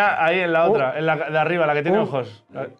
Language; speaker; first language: Spanish; native; Spanish